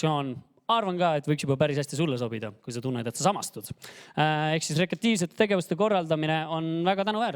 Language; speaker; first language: Estonian; native; Estonian